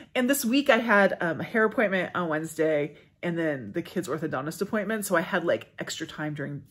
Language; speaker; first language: English; native; English